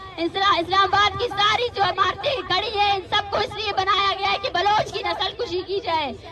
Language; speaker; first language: Urdu; non-native, local second language; Baluchi